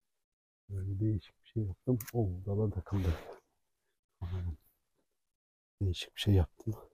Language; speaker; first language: Turkish; native; Turkish